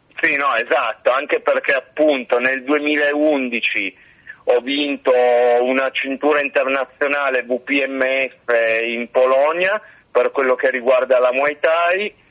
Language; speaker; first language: Italian; native; Italian